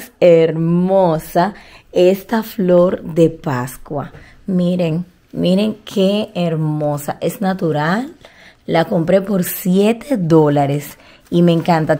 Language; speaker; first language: Spanish; native; Spanish